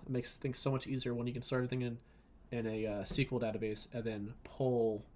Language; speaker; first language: English; native; English